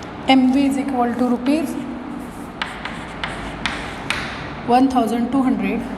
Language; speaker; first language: English; non-native, local second language; Marathi